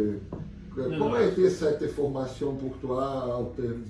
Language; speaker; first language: French; non-native, learner; Portuguese